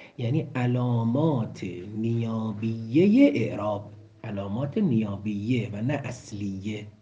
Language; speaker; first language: Persian; native; Persian